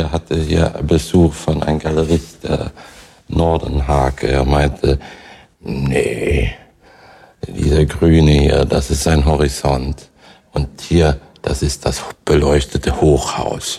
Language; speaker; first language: German; non-native, fluent; Swedish